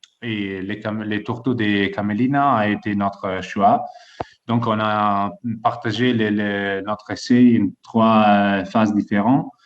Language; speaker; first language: French; non-native, fluent; Italian